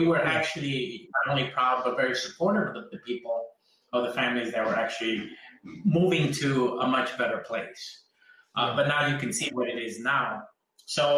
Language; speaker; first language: English; early bilingual, other home language; Spanish